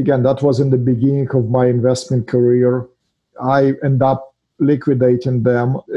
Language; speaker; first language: English; non-native, fluent; Russian